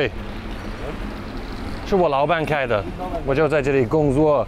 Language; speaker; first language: Chinese; non-native, learner; English